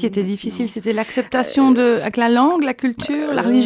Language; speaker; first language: French; native; French